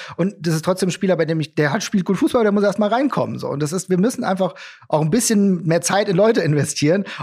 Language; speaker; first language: German; native; German